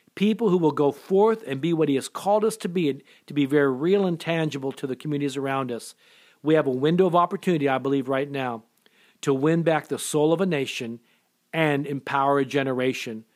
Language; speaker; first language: English; native; English